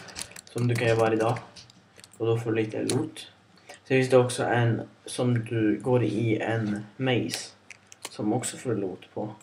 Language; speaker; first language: Swedish; native; Swedish